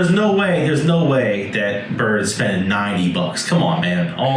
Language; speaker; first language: English; native; English